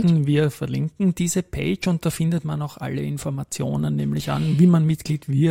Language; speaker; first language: German; native; German